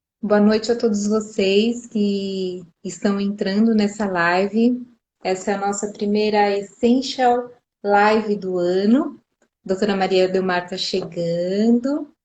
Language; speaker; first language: Portuguese; native; Portuguese